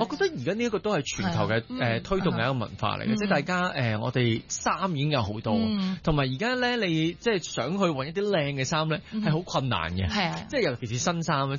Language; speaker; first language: Cantonese; native; Cantonese